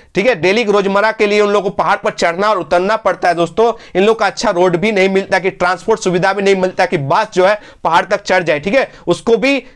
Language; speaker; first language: Hindi; non-native, local second language; Bangla